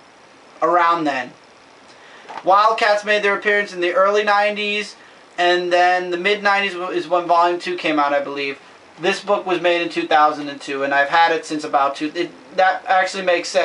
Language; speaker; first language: English; native; English